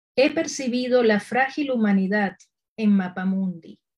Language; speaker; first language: Spanish; native; Spanish